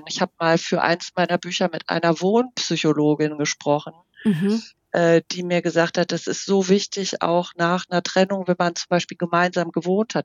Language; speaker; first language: German; native; German